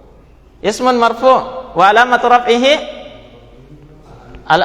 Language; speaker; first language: Arabic; non-native, fluent; Indonesian